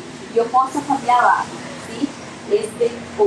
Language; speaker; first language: Spanish; non-native, learner; Portuguese